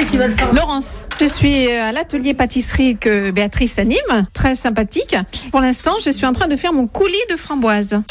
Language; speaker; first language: French; native; French